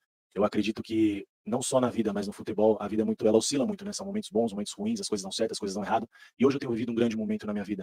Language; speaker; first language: Portuguese; native; Portuguese